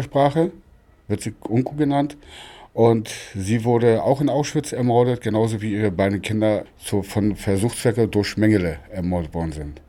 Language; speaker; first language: German; native; German